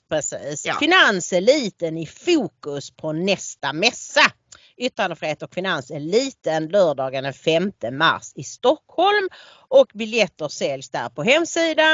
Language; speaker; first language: Swedish; native; Swedish